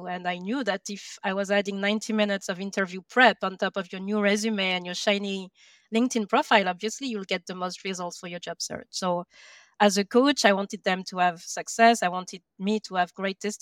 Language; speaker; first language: English; non-native, fluent; French